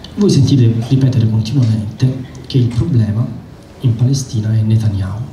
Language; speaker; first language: Italian; native; Italian